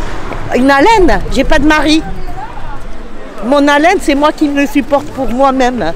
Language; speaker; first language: French; native; French